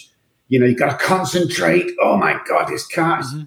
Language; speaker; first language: English; native; English